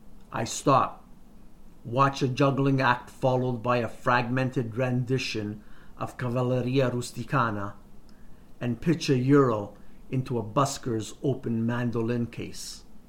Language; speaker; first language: English; early bilingual, other home language; Italian